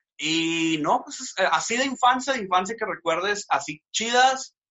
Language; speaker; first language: Spanish; native; Spanish